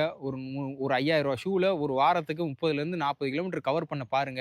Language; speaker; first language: Tamil; native; Tamil